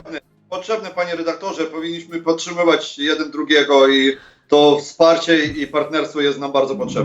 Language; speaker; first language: Polish; non-native, fluent; Ukrainian